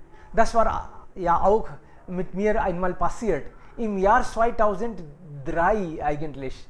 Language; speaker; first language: German; non-native, fluent; Hindi